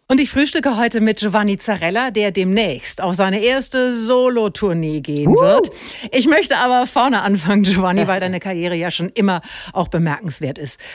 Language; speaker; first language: German; native; German